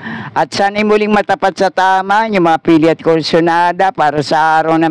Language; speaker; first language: Filipino; native; Filipino